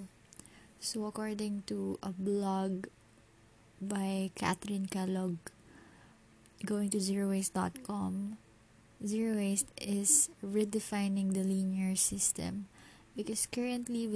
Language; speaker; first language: English; non-native, local second language; Filipino